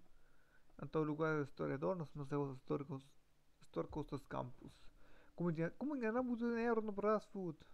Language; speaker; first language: Portuguese; non-native, learner; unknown